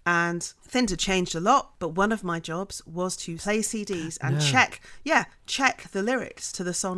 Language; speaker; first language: English; native; English